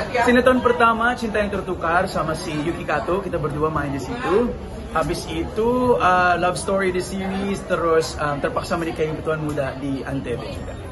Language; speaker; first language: Indonesian; non-native, fluent; Filipino